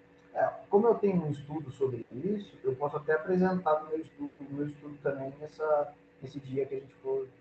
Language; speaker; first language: Portuguese; native; Portuguese